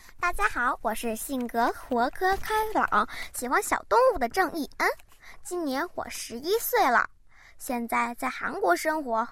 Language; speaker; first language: Chinese; early bilingual, heritage; Chinese